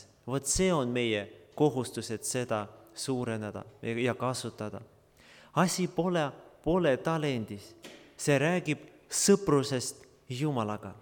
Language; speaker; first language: Estonian; non-native, local second language; Russian